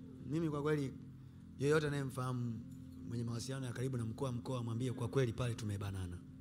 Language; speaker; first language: Swahili; native; Swahili